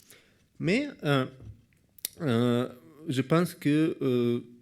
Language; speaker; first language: French; non-native, learner; Russian